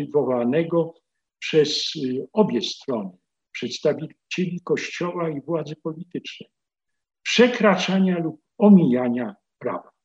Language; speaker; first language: Polish; native; Polish